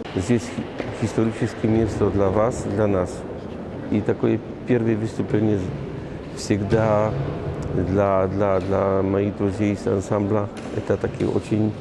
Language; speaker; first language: Polish; non-native, learner; Russian